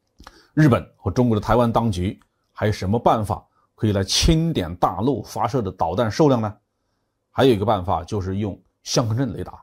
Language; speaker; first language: Chinese; native; Chinese